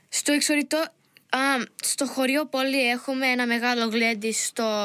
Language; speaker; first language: Greek; early bilingual, heritage; Greek